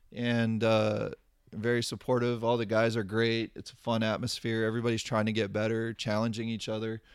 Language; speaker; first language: English; native; English